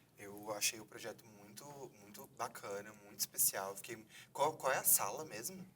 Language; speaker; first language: Portuguese; native; Portuguese